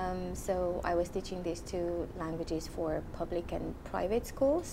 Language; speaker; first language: English; non-native, fluent; Romanian